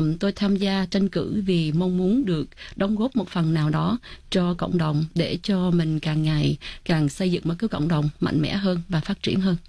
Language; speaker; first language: Vietnamese; early bilingual, heritage; Vietnamese